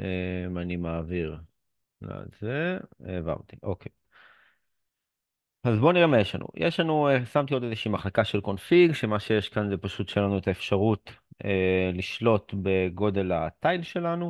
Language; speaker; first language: Hebrew; native; Hebrew